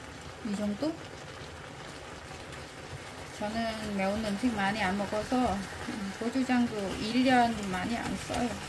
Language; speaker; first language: Korean; non-native, learner; Vietnamese